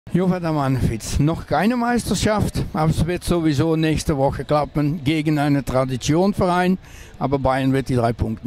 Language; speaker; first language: German; non-native, learner; Dutch